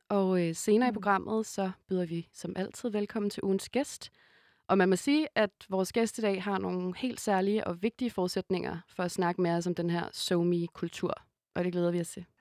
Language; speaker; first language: Danish; native; Danish